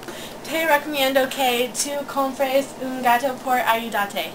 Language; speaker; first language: Spanish; non-native, learner; English